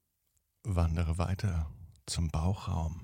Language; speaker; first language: German; native; German